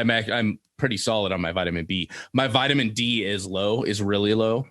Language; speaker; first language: English; native; English